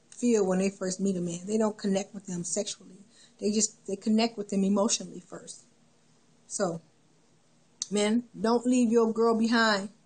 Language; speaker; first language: English; native; English